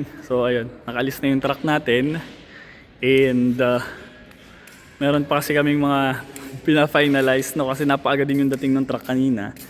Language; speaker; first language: Filipino; native; Filipino